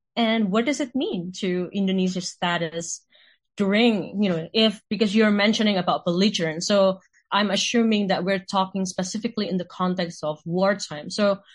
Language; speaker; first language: English; non-native, fluent; Indonesian